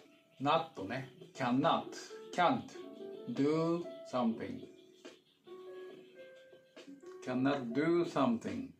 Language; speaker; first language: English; non-native, learner; Thai